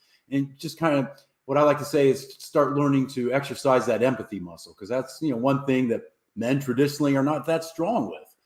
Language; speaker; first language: English; native; English